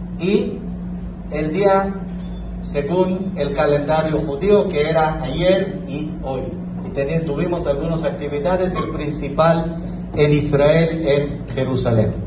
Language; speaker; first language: Spanish; non-native, fluent; Hebrew